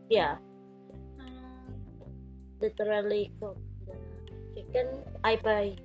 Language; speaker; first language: English; non-native, learner; Indonesian